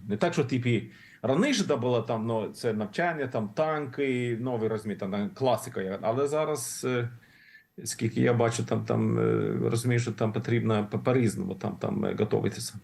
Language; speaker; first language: Ukrainian; non-native, learner; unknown